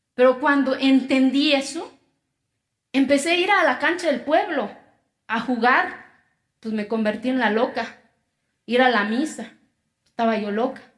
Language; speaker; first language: Spanish; non-native, local second language; Zapotec